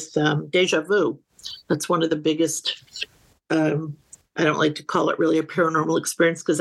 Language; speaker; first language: English; native; English